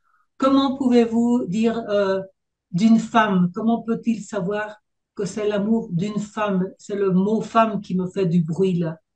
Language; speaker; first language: French; non-native, fluent; Spanish